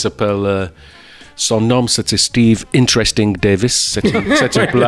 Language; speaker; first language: French; non-native, fluent; English